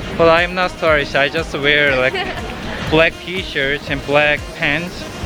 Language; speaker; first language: English; non-native, learner; Korean